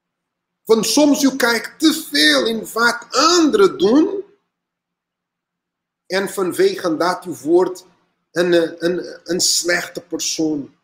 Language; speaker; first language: Dutch; non-native, learner; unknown